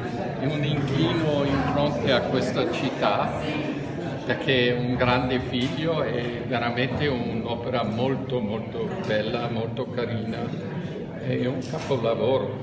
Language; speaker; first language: Italian; non-native, fluent; German